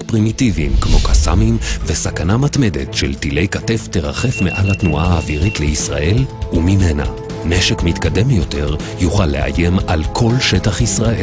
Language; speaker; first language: Hebrew; native; Hebrew